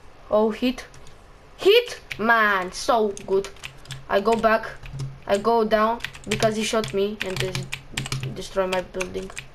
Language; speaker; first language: English; non-native, learner; Romanian